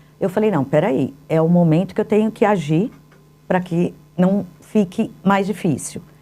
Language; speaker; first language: Portuguese; native; Portuguese